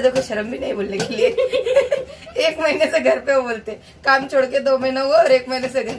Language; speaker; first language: Hindi; native; Hindi